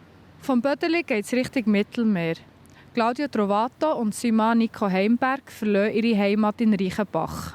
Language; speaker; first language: German; native; German